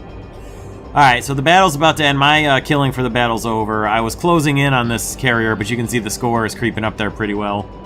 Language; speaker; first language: English; native; English